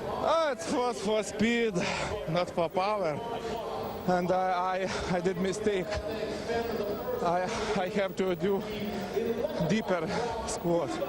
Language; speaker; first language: English; non-native, learner; Lithuanian